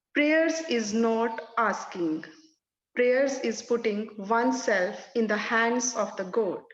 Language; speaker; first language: English; non-native, local second language; Punjabi